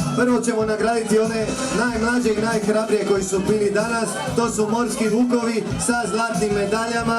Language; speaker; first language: Bosnian; native; Bosnian